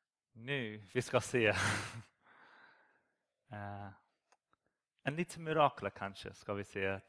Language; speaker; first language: Swedish; non-native, learner; English